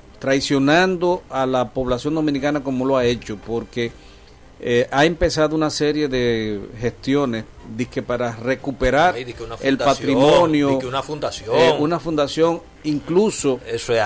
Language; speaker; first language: Spanish; native; Spanish